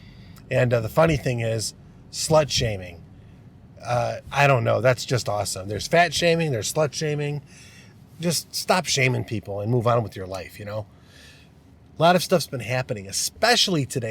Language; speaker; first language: English; native; English